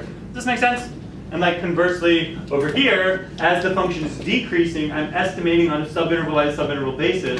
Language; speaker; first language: English; native; English